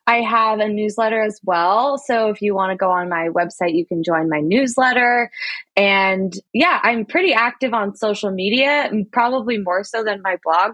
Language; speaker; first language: English; native; English